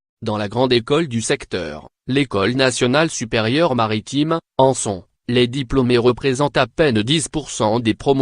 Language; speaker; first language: French; native; French